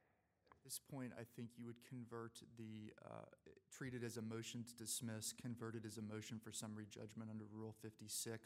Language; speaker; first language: English; native; English